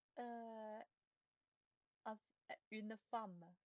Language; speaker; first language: French; non-native, learner; Chinese